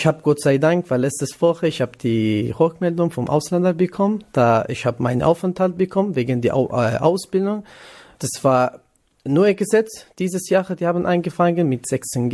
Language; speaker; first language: German; non-native, learner; Kurdish